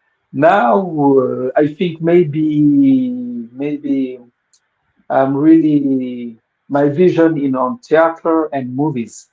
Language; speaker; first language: English; non-native, local second language; Wolof